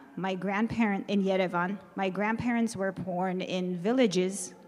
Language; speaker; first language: English; early bilingual, other home language; Armenian